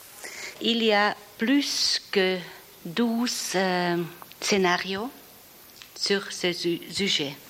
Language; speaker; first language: French; non-native, fluent; German